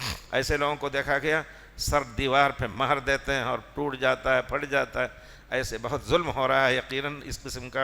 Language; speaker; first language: Urdu; native; Urdu